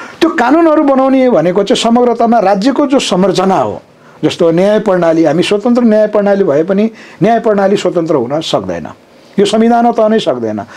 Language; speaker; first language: Nepali; native; Nepali